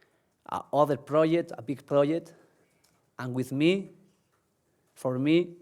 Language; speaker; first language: English; non-native, learner; Spanish